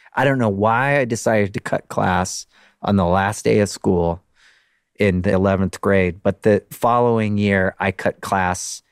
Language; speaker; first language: English; native; English